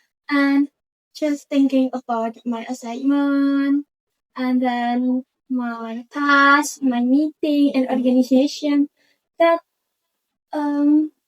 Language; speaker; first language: English; non-native, learner; Indonesian